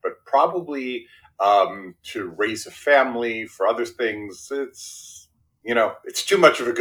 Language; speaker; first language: English; early bilingual, other home language; Spanish